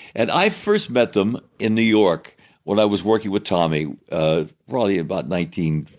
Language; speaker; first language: English; native; English